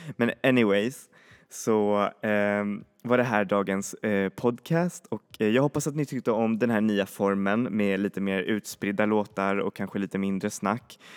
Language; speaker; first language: Swedish; native; Swedish